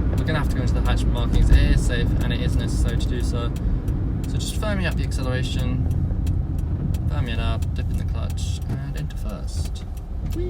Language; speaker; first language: English; native; English